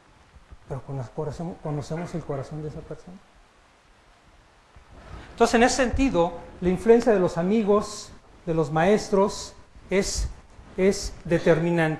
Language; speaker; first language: Spanish; native; Spanish